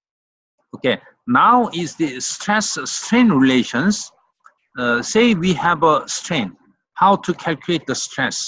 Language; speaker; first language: English; non-native, fluent; Korean